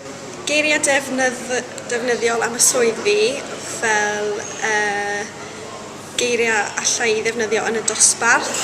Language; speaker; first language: Welsh; non-native, local second language; English